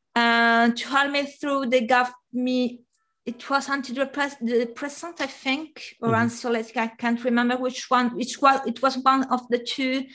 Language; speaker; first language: English; non-native, fluent; Italian